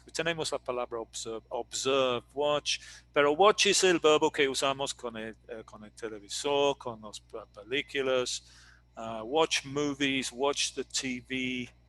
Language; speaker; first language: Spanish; non-native, fluent; English